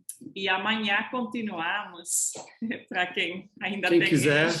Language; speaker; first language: Portuguese; non-native, fluent; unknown